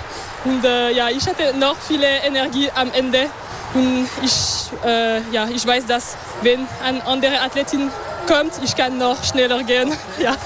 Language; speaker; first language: German; non-native, local second language; French